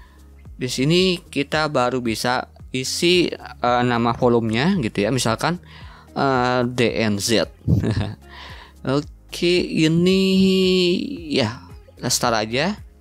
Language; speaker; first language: Indonesian; native; Indonesian